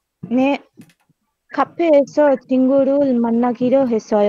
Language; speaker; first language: Korean; non-native, learner; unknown